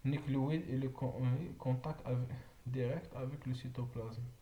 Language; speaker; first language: French; non-native, local second language; Arabic